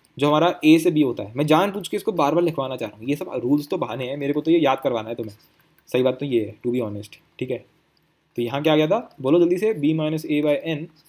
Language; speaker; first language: Hindi; native; Hindi